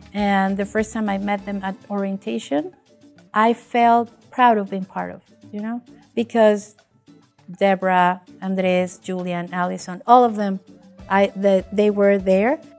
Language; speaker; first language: English; non-native, fluent; Spanish